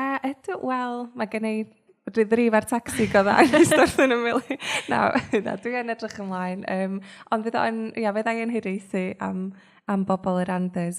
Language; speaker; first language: Welsh; native; Welsh